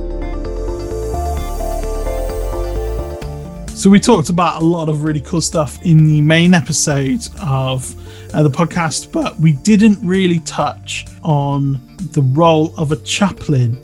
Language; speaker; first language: English; native; English